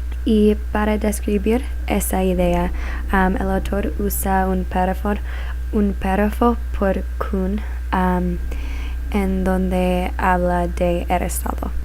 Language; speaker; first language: Spanish; non-native, learner; English